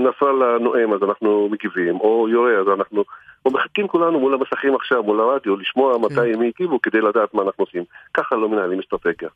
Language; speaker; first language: Hebrew; non-native, local second language; Arabic